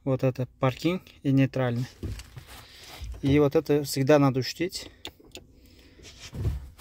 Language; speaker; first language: Russian; non-native, learner; Uzbek